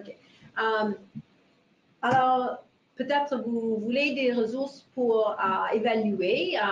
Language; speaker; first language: French; non-native, fluent; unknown